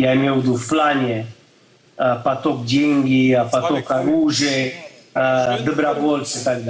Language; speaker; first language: Russian; non-native, fluent; English